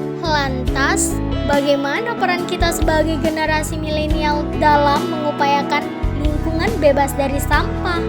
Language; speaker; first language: Indonesian; native; Indonesian